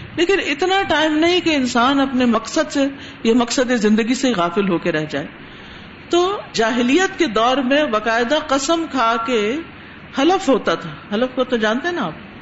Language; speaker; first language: Urdu; non-native, local second language; Punjabi